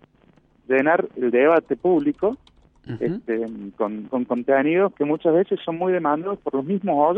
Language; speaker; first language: Spanish; native; Spanish